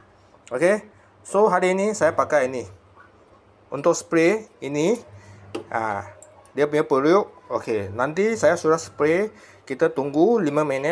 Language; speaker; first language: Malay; non-native, local second language; Chinese